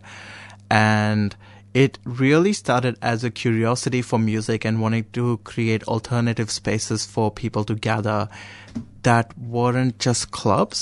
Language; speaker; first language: English; non-native, local second language; Konkani